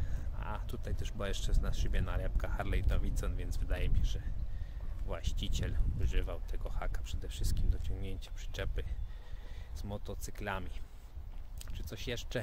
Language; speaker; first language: Polish; native; Polish